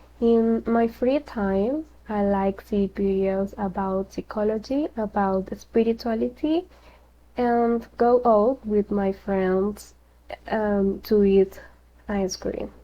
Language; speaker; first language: English; non-native, learner; Spanish